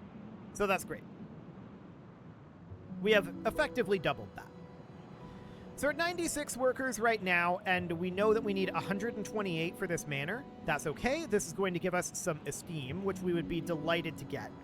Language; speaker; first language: English; native; English